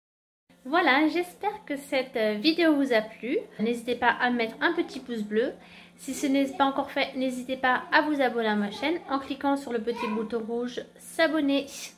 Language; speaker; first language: French; native; French